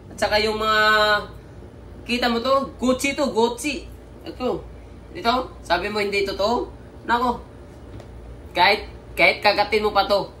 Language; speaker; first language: Filipino; non-native, local second language; Cebuano